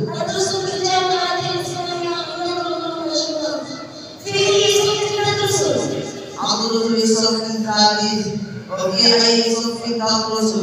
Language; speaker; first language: Arabic; non-native, learner; Bangla